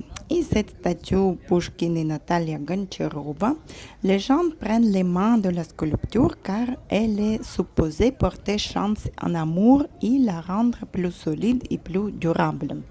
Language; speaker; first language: French; non-native, fluent; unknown